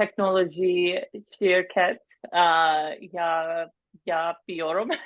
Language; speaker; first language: Turkish; non-native, learner; English